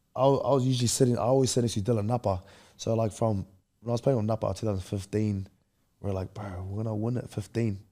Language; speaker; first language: English; native; English